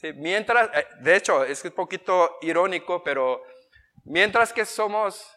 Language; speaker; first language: Spanish; non-native, fluent; Korean